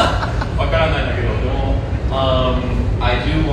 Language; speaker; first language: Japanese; non-native, learner; English